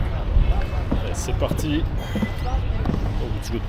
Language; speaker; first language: French; native; French